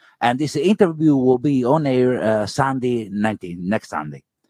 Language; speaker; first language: English; non-native, fluent; Italian